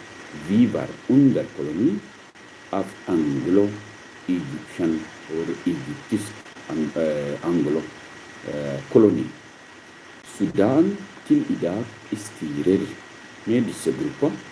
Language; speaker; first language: Swedish; non-native, learner; Arabic